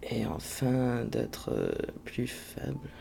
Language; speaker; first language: French; non-native, fluent; English